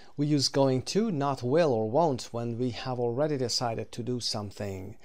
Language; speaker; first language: English; non-native, fluent; Persian